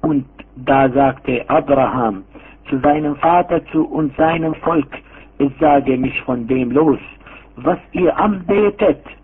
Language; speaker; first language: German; non-native, fluent; Arabic